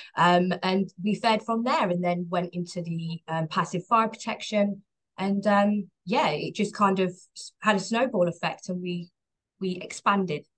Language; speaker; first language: English; native; English